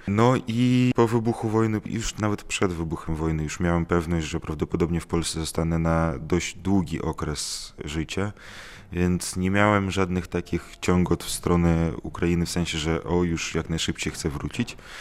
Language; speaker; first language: Polish; non-native, fluent; Ukrainian